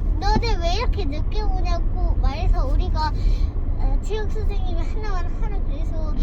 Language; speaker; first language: Korean; early bilingual, other home language; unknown